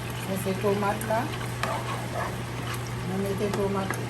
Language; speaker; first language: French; non-native, local second language; Haitian Creole